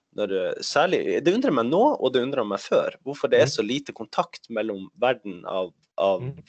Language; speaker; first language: Swedish; non-native, fluent; Norwegian